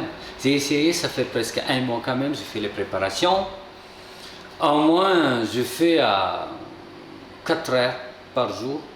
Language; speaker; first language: French; non-native, local second language; Malagasy